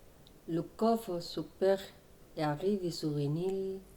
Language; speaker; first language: French; non-native, learner; Bangla